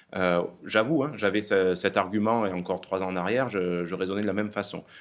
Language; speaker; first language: French; native; French